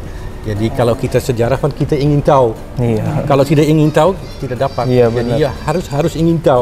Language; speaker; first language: Indonesian; non-native, fluent; Dutch